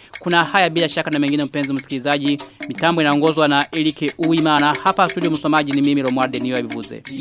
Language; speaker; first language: Swahili; non-native, local second language; Rundi